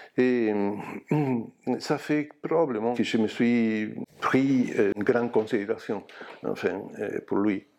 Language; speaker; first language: French; non-native, fluent; Spanish